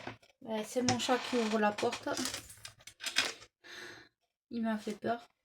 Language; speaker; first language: French; native; French